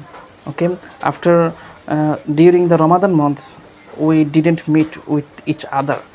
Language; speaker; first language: English; non-native, learner; Bangla